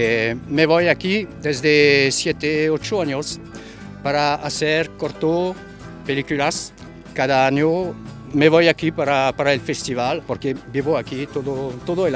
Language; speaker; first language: Spanish; non-native, learner; French